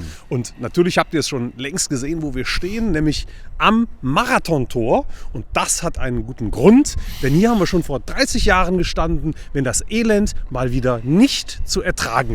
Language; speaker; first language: German; native; German